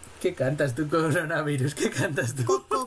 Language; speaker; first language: Spanish; native; Spanish